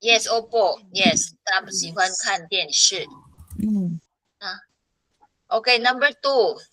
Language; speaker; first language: Chinese; non-native, fluent; Filipino